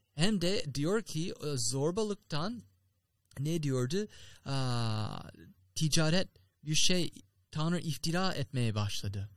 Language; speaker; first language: Turkish; non-native, learner; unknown